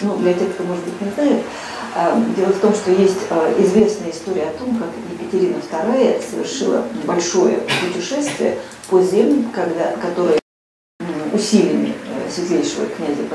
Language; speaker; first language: Russian; native; Russian